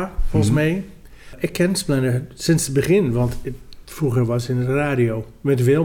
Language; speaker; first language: Dutch; non-native, fluent; English